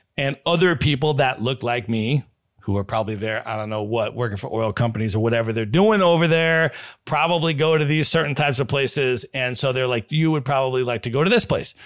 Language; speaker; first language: English; native; English